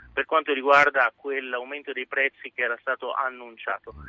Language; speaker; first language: Italian; non-native, fluent; Persian